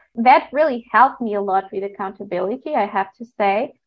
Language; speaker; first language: English; non-native, fluent; Portuguese